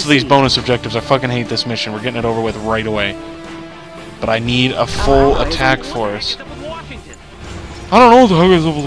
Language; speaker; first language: English; native; English